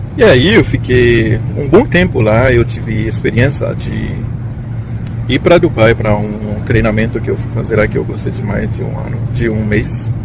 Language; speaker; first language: Portuguese; non-native, fluent; Haitian Creole